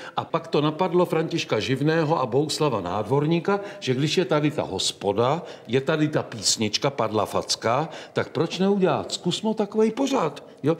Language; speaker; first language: Czech; native; Czech